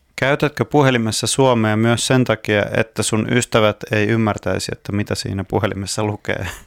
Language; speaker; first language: Finnish; native; Finnish